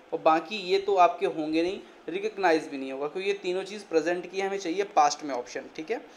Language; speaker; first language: Hindi; native; Hindi